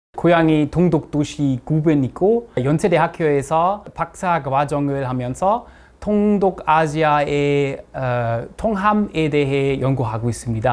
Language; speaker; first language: Korean; non-native, fluent; German